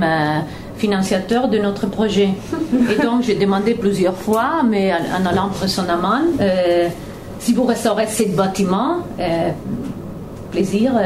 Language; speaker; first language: French; non-native, fluent; Italian